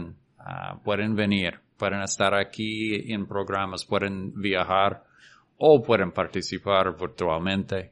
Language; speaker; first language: Spanish; non-native, fluent; English